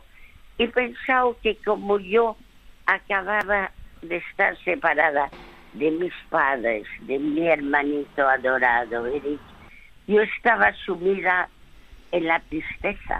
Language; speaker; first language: Spanish; early bilingual, other home language; French